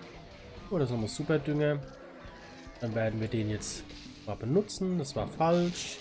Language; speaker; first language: German; native; German